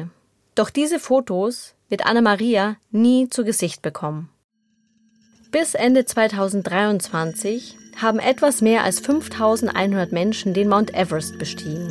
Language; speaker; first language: German; native; German